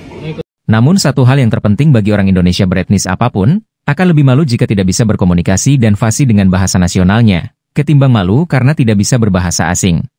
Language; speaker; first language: Indonesian; native; Indonesian